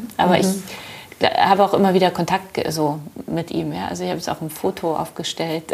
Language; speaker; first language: German; early bilingual, other home language; Polish